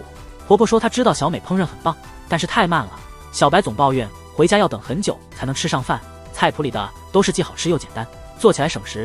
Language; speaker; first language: Chinese; native; Chinese